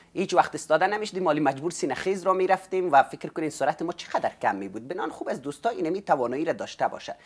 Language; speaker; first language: Persian; native; Persian